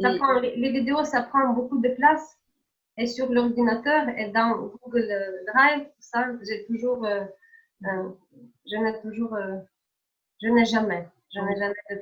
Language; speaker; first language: French; non-native, fluent; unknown